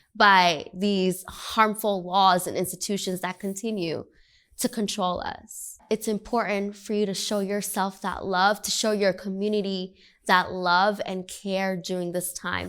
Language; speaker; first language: English; early bilingual, other home language; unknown